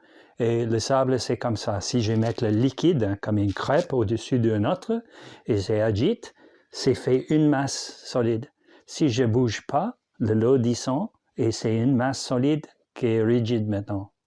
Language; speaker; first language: French; non-native, learner; English